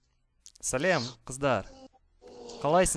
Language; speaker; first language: Kazakh; non-native, learner; Russian